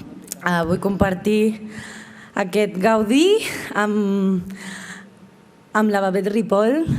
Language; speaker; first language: Catalan; non-native, local second language; Spanish